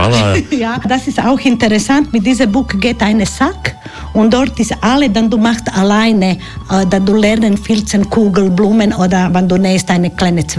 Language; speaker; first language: German; non-native, learner; Croatian